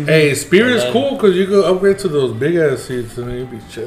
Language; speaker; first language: English; early bilingual, other home language; Spanish